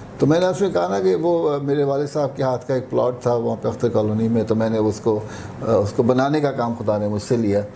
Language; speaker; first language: Urdu; native; Urdu